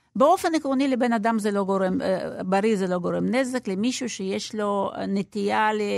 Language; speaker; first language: Hebrew; non-native, fluent; Russian